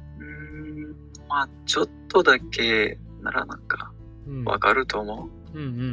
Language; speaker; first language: Japanese; non-native, learner; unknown